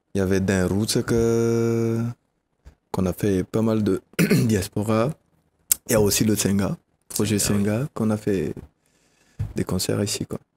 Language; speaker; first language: French; non-native, local second language; Malagasy